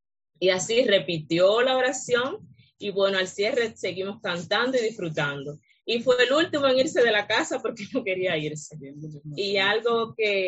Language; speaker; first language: Spanish; native; Spanish